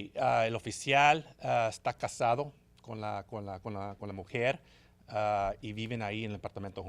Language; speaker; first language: Spanish; early bilingual, heritage; Spanish